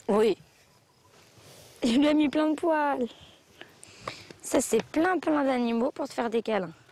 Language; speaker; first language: French; native; French